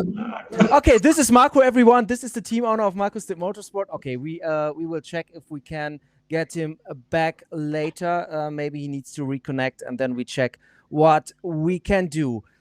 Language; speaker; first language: English; non-native, fluent; German